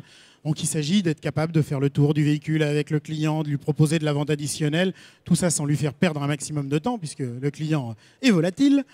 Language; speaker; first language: French; native; French